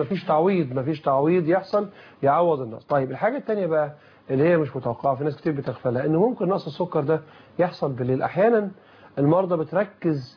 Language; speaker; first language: Arabic; native; Arabic